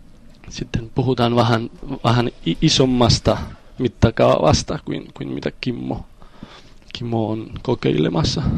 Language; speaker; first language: Finnish; non-native, fluent; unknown